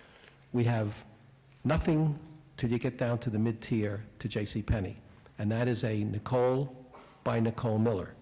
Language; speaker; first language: English; native; English